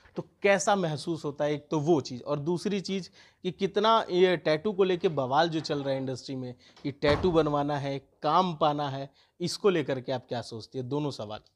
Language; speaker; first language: Hindi; native; Hindi